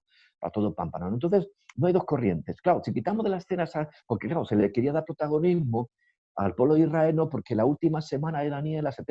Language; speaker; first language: Spanish; native; Spanish